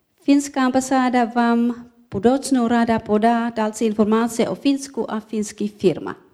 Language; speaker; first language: Czech; non-native, learner; Finnish